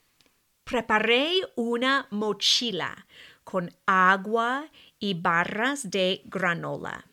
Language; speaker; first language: Spanish; non-native, fluent; English